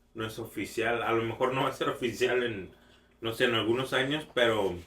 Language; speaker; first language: Spanish; early bilingual, other home language; English